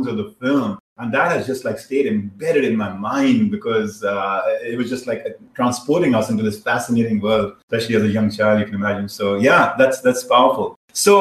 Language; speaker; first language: English; non-native, local second language; Hindi